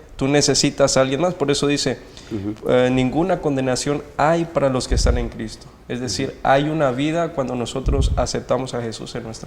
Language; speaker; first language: Spanish; native; Spanish